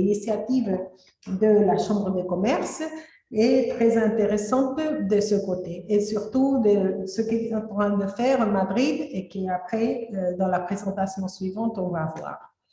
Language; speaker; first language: French; non-native, fluent; Spanish